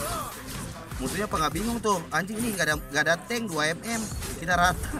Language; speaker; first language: Indonesian; native; Indonesian